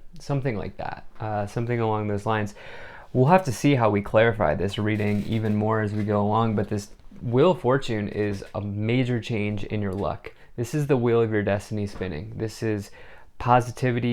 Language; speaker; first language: English; native; English